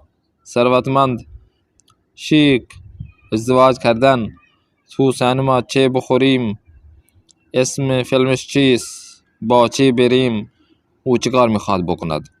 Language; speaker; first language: Persian; non-native, fluent; Urdu